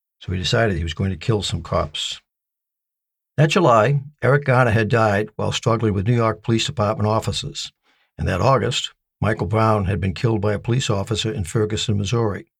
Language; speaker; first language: English; native; English